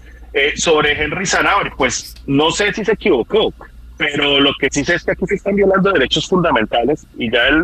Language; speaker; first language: Spanish; native; Spanish